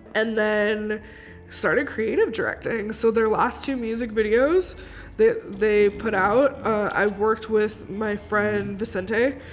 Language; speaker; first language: English; native; English